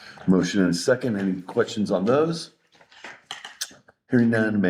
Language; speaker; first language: English; native; English